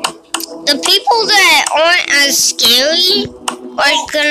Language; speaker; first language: English; native; English